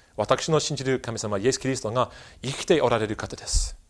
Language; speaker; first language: Japanese; non-native, fluent; English